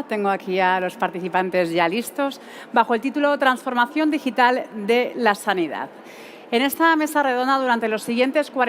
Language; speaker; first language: Spanish; native; Spanish